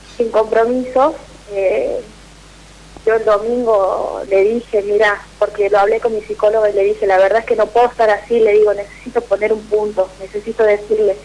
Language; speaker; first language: Spanish; native; Spanish